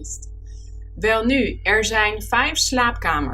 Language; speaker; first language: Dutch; non-native, learner; Spanish